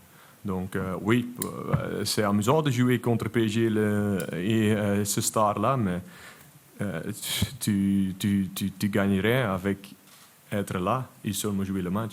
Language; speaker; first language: French; non-native, local second language; Dutch